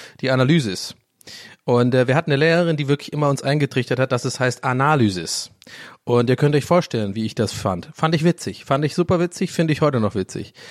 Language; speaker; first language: German; early bilingual, other home language; English